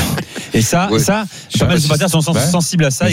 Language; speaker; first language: French; native; French